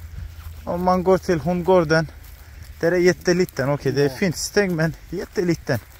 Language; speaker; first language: Swedish; non-native, learner; Turkish